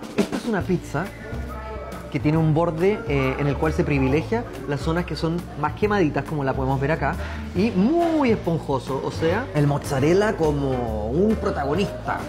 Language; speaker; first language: Spanish; native; Spanish